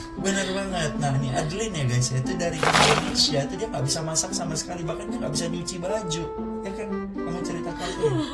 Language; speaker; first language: Indonesian; native; Indonesian